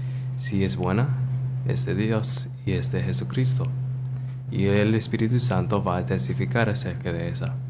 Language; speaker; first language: Spanish; non-native, learner; English